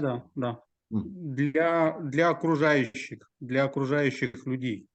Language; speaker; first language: Russian; native; Russian